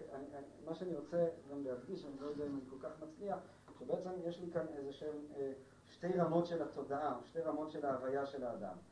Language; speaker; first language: Hebrew; non-native, fluent; Spanish